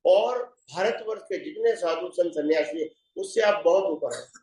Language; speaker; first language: Hindi; non-native, local second language; Gujarati